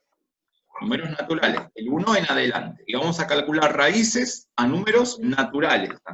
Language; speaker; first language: Spanish; native; Spanish